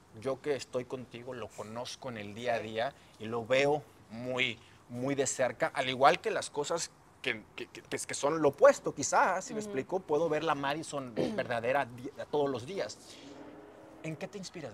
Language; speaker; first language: Spanish; native; Spanish